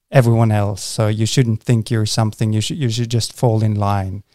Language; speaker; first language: English; non-native, fluent; Norwegian